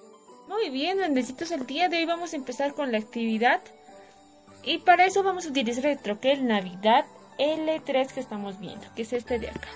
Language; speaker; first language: Spanish; native; Spanish